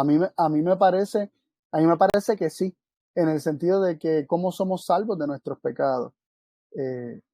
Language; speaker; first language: Spanish; native; Spanish